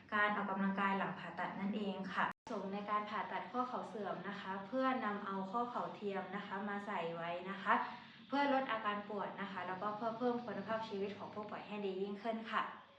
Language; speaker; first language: Thai; native; Thai